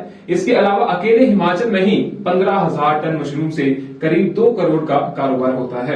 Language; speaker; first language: Hindi; native; Hindi